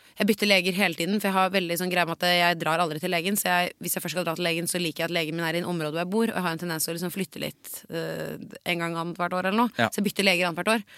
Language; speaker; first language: Norwegian; native; Norwegian